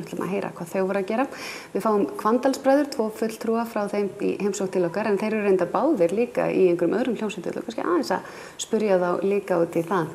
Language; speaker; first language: Icelandic; native; Icelandic